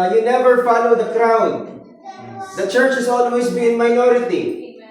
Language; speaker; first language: English; non-native, local second language; Filipino